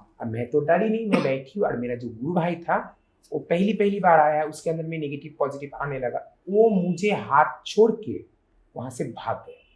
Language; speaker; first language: Hindi; non-native, local second language; Bangla